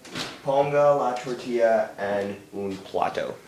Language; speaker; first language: Spanish; non-native, learner; English